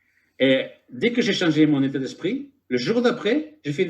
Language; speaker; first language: French; native; French